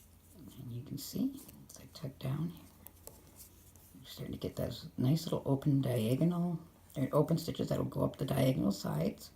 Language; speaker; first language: English; native; English